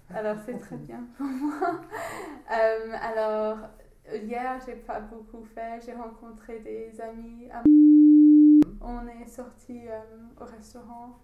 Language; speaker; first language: French; non-native, learner; English